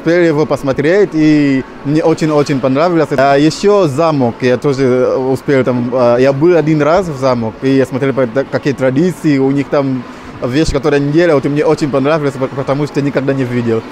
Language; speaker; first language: Russian; non-native, fluent; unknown